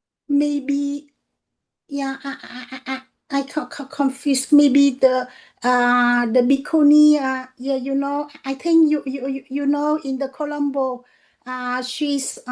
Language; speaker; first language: English; non-native, learner; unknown